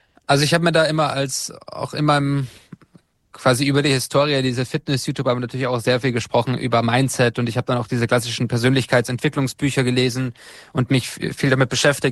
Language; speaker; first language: German; native; German